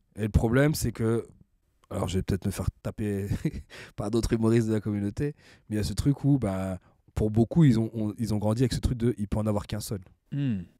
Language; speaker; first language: French; native; French